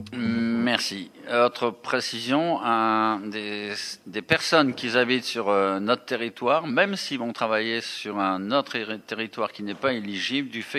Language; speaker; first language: French; native; French